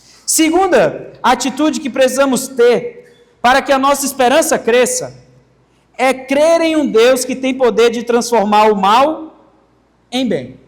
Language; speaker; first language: Portuguese; native; Portuguese